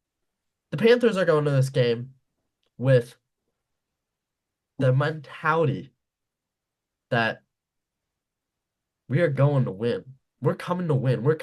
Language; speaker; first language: English; native; English